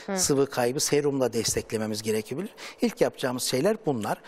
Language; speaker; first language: Turkish; native; Turkish